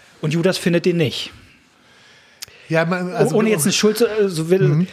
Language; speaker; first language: German; native; German